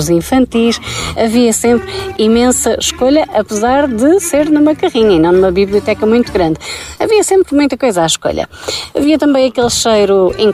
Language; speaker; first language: Portuguese; native; Portuguese